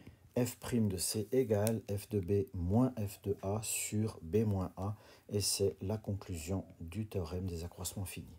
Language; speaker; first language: French; native; French